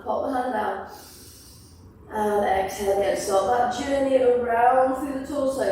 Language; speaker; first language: English; native; English